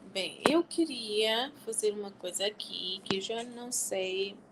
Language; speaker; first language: Portuguese; non-native, local second language; Tetum